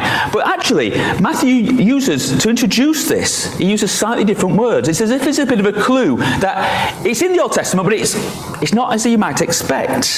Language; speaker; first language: English; native; English